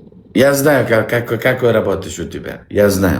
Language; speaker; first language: Russian; non-native, learner; Uzbek